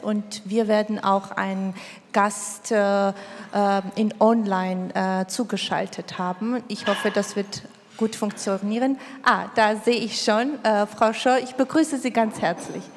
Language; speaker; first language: German; non-native, fluent; Georgian